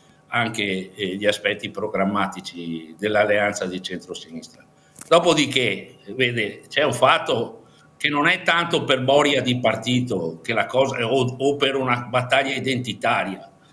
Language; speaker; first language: Italian; native; Italian